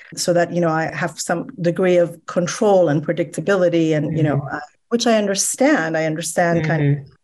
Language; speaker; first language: English; early bilingual, other home language; Persian